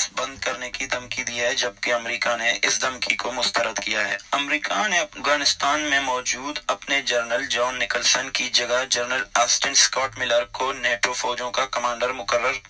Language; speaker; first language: Urdu; non-native, local second language; Baluchi